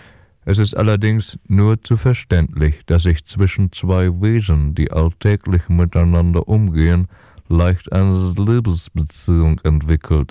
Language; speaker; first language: German; native; German